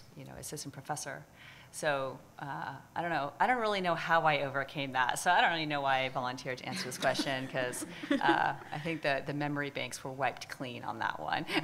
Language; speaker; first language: English; native; English